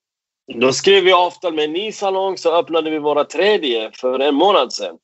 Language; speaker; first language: Swedish; non-native, fluent; Persian